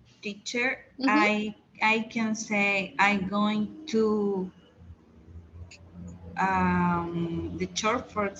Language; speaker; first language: English; non-native, learner; Spanish